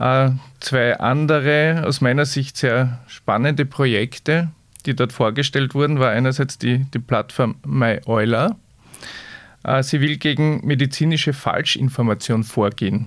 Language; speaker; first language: German; native; German